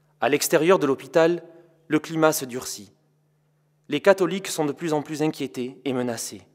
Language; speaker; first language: French; native; French